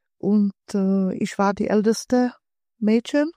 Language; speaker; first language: German; early bilingual, other home language; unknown